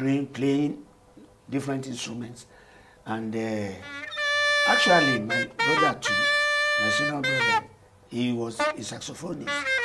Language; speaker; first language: English; non-native, local second language; Yoruba